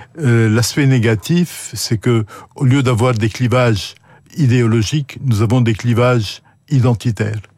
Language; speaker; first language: French; non-native, local second language; Arabic